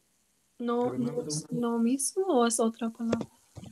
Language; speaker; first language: Spanish; non-native, learner; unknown